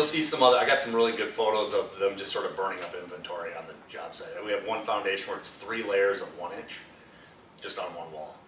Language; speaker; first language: English; native; English